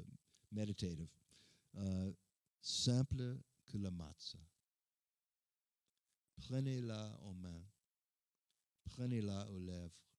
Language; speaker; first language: French; non-native, learner; English